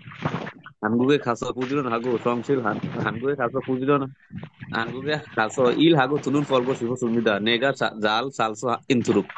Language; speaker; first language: Korean; non-native, learner; Bangla